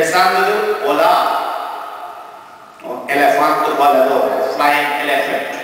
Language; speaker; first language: Spanish; non-native, fluent; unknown